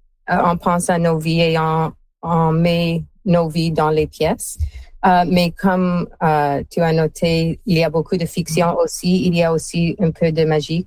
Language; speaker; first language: French; non-native, fluent; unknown